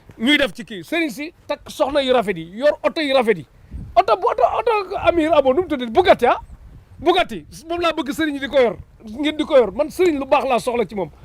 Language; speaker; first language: Wolof; native; Wolof